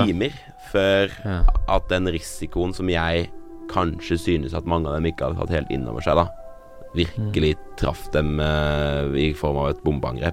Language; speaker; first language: Norwegian; native; Norwegian